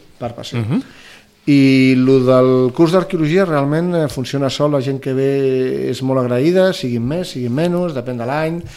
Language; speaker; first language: Catalan; non-native, local second language; Spanish